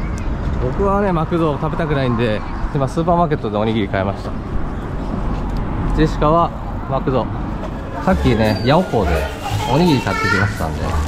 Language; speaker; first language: Japanese; native; Japanese